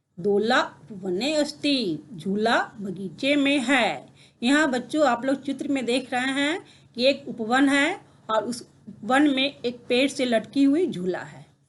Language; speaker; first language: Hindi; native; Hindi